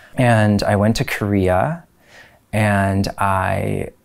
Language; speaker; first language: English; native; English